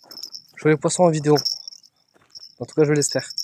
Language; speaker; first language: French; native; French